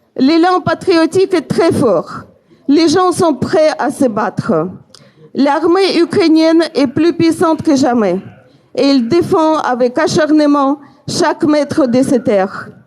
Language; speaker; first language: French; non-native, fluent; Ukrainian